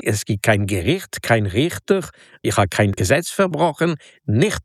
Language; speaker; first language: German; non-native, local second language; French